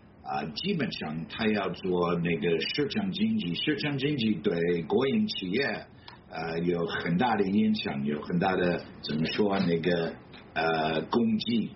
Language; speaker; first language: Chinese; non-native, fluent; English